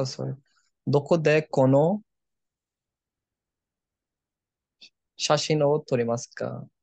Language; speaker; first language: Japanese; non-native, learner; Bangla